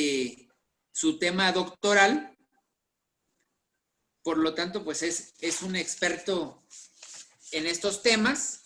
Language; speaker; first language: Spanish; native; Spanish